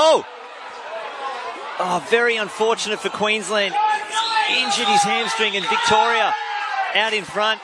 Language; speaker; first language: English; native; English